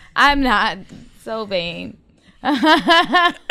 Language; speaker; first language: English; native; English